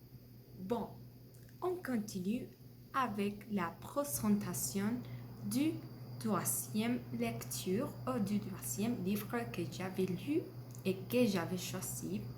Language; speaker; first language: French; non-native, learner; Spanish